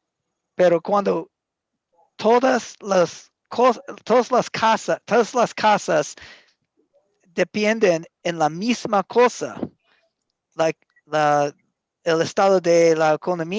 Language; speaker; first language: Spanish; non-native, learner; English